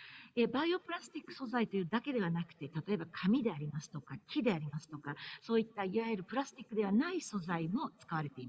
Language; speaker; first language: Japanese; native; Japanese